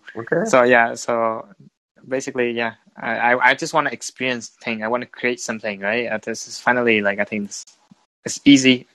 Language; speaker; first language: English; non-native, fluent; Vietnamese